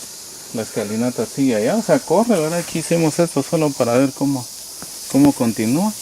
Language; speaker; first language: Spanish; native; Spanish